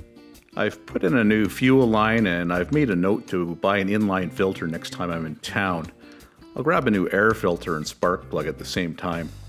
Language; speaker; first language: English; native; English